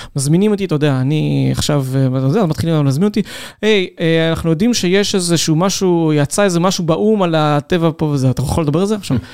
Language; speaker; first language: Hebrew; native; Hebrew